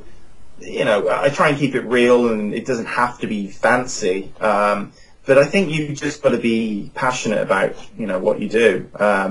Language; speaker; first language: English; native; English